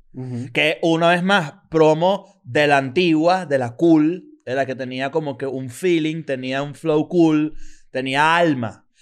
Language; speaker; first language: Spanish; native; Spanish